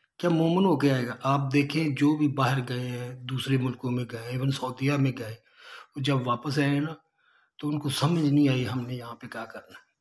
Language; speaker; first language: Urdu; native; Urdu